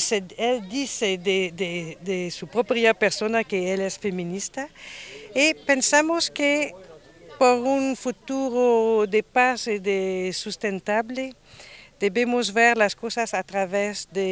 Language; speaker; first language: Spanish; non-native, fluent; French